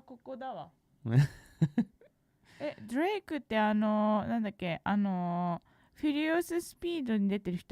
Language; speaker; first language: Japanese; native; Japanese